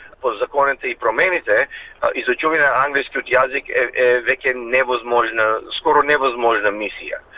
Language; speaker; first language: Macedonian; early bilingual, heritage; Macedonian